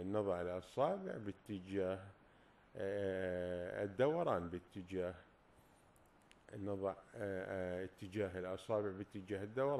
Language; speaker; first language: Arabic; native; Arabic